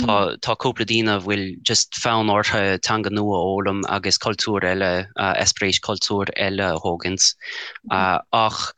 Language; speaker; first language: Irish; non-native, fluent; English